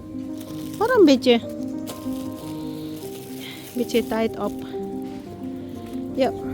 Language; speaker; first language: Dutch; non-native, learner; Indonesian